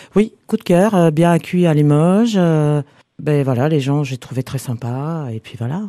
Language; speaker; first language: French; non-native, fluent; Bulgarian